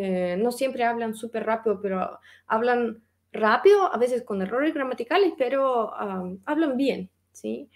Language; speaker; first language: Spanish; non-native, fluent; Russian